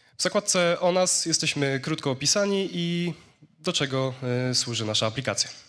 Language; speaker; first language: Polish; native; Polish